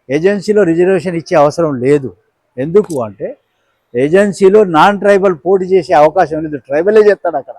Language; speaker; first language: Telugu; non-native, local second language; Lambadi